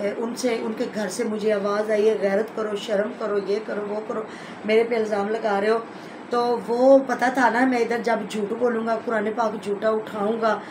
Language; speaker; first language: Urdu; non-native, local second language; Punjabi